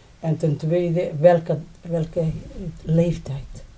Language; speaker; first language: Dutch; non-native, learner; Somali